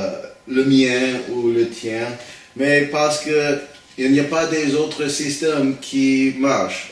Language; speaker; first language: French; non-native, learner; English